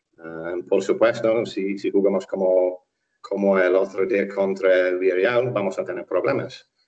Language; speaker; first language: Spanish; non-native, fluent; English